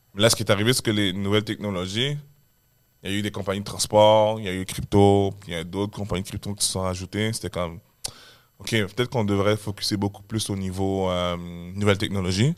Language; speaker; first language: French; native; French